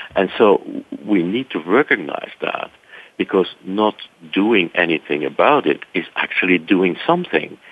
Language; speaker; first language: English; non-native, fluent; French